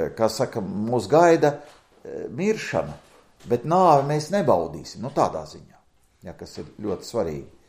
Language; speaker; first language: Latvian; native; Latvian